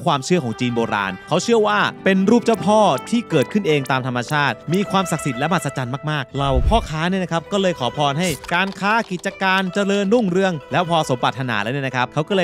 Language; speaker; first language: Thai; native; Thai